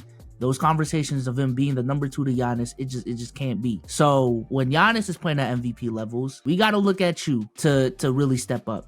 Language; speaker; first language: English; native; English